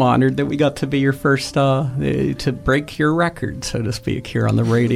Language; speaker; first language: English; native; English